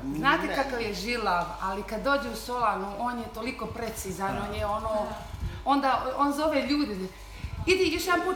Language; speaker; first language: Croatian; non-native, fluent; German